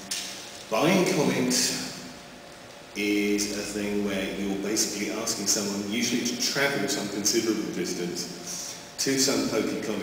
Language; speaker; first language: English; native; English